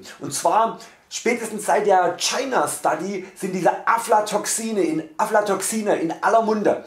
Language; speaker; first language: German; native; German